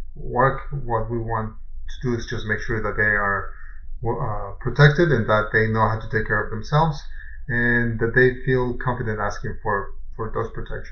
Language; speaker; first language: English; native; English